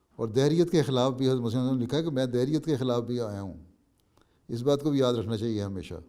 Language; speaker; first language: Urdu; native; Urdu